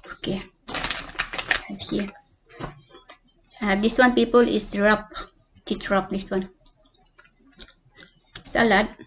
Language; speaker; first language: English; non-native, learner; Cebuano